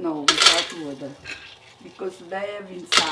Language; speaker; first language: English; non-native, learner; Italian